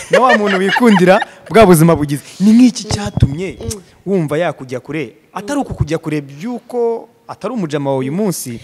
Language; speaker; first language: Kinyarwanda; native; Kinyarwanda